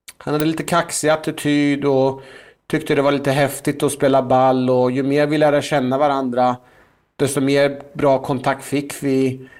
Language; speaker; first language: Swedish; early bilingual, other home language; Persian